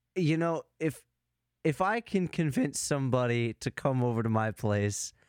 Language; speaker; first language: English; native; English